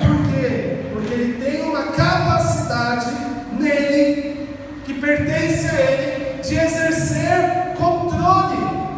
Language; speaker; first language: Portuguese; native; Portuguese